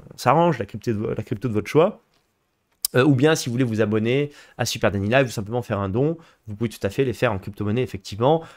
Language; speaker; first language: French; native; French